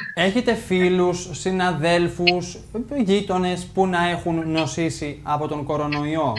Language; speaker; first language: Greek; native; Greek